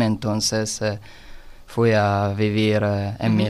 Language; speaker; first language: Spanish; non-native, learner; Italian